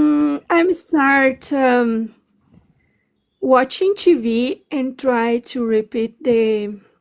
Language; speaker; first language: English; non-native, learner; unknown